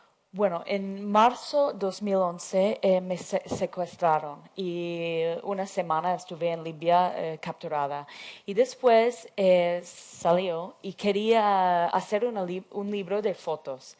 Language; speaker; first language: Spanish; non-native, fluent; English